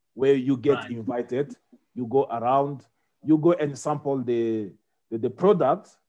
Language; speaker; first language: English; non-native, fluent; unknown